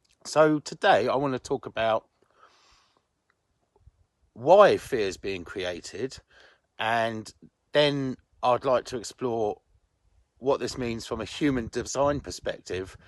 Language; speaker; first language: English; native; English